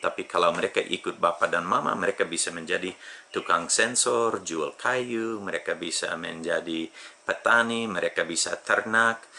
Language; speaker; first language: Indonesian; non-native, fluent; English